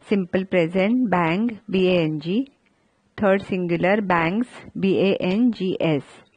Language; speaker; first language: Hindi; non-native, local second language; Marathi